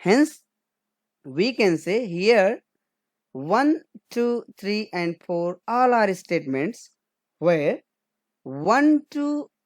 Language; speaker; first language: English; non-native, local second language; Nepali